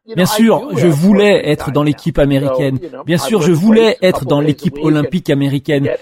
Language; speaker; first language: French; non-native, fluent; English